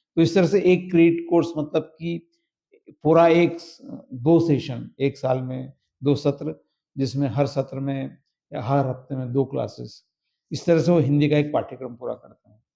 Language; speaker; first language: Hindi; native; Hindi